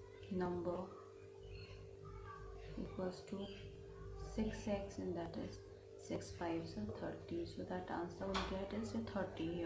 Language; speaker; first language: English; non-native, local second language; Hindi